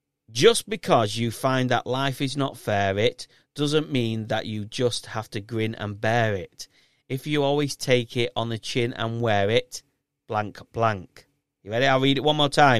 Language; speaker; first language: English; native; English